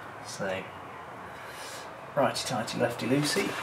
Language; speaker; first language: English; native; English